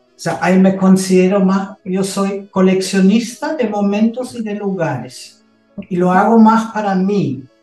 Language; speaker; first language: Spanish; non-native, fluent; German